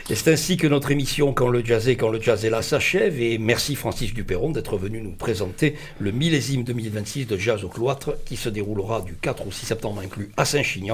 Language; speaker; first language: French; native; French